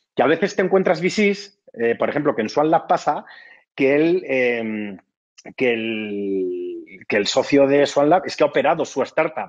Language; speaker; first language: Spanish; native; Spanish